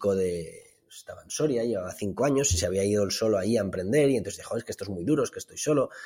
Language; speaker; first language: Spanish; native; Spanish